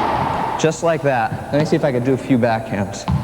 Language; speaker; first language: English; native; English